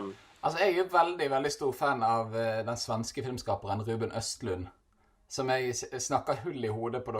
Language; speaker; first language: Norwegian; native; Norwegian